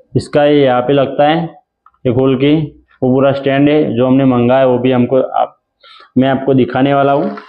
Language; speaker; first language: Hindi; non-native, local second language; Gujarati